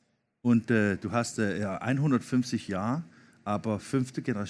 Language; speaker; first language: German; non-native, learner; Danish